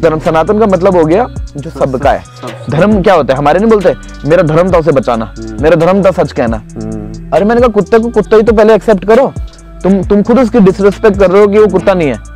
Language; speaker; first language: Hindi; non-native, local second language; Garhwali